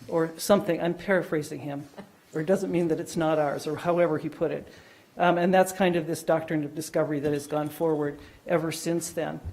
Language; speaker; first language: English; non-native, fluent; Dutch